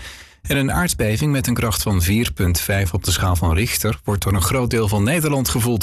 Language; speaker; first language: Dutch; native; Dutch